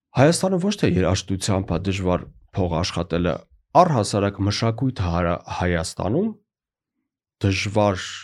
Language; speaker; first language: Armenian; native; Armenian